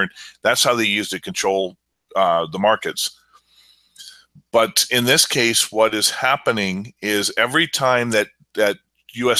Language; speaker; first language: English; native; English